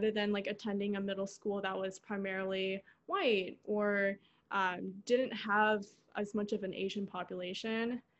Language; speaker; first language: English; early bilingual, other home language; Korean